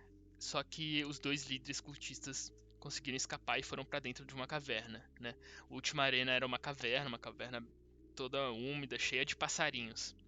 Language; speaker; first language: Portuguese; native; Portuguese